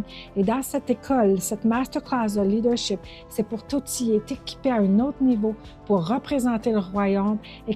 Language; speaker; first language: French; native; French